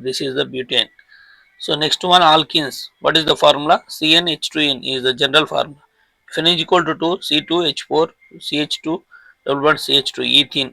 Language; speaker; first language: English; non-native, local second language; Telugu